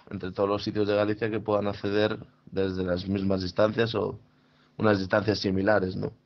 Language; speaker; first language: Spanish; native; Spanish